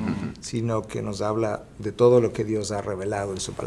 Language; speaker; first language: Spanish; native; Spanish